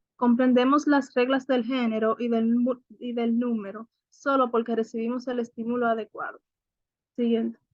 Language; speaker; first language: Spanish; native; Spanish